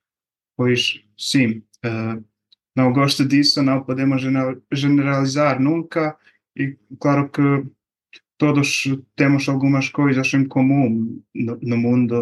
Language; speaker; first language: Portuguese; non-native, fluent; Bosnian